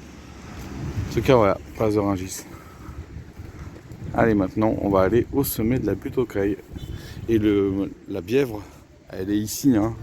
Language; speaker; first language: French; native; French